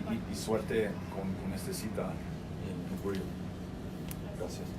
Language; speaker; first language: Spanish; non-native, fluent; English